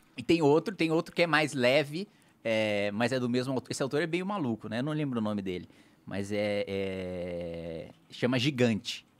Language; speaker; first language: Portuguese; native; Portuguese